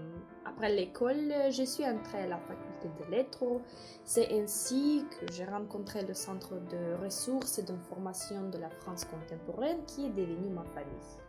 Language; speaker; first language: French; non-native, fluent; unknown